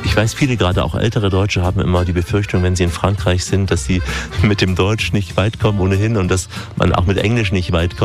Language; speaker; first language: German; native; German